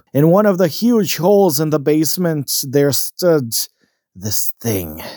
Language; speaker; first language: English; non-native, fluent; Bosnian